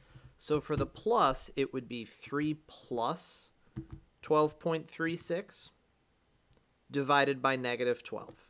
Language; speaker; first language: English; native; English